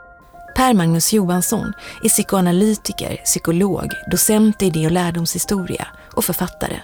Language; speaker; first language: Swedish; native; Swedish